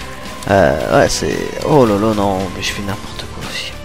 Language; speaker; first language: French; native; French